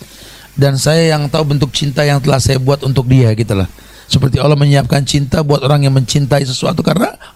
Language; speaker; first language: Indonesian; native; Indonesian